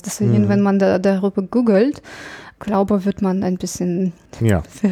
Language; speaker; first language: German; non-native, fluent; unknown